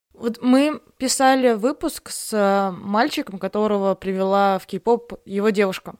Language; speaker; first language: Russian; native; Russian